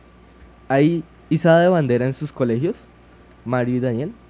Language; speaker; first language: Spanish; native; Spanish